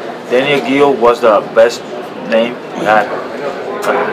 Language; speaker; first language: English; non-native, fluent; Spanish